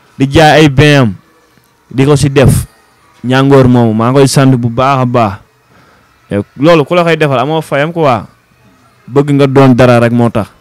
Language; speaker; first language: Wolof; native; Wolof